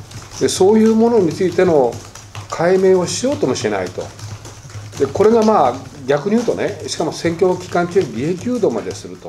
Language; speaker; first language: Japanese; native; Japanese